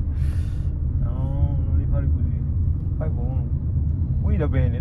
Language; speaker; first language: Italian; non-native, learner; Filipino